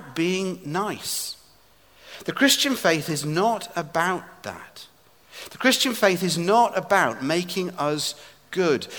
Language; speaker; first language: English; native; English